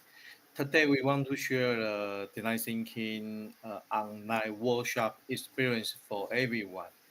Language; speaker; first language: English; non-native, learner; Chinese